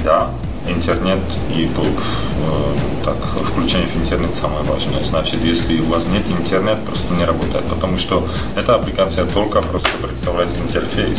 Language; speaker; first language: Russian; non-native, fluent; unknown